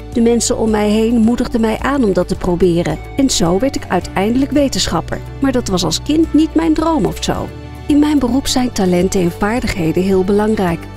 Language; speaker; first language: Dutch; non-native, fluent; English